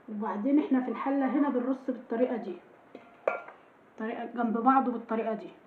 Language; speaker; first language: Arabic; native; Arabic